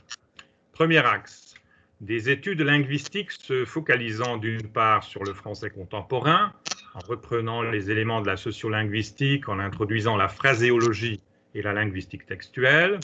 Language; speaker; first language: French; non-native, fluent; Hungarian